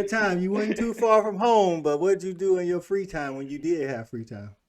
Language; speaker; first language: English; native; English